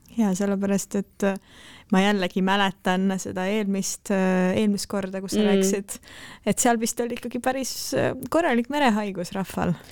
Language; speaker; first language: Estonian; native; Estonian